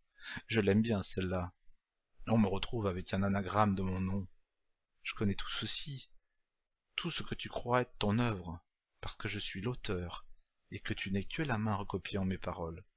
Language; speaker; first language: French; native; French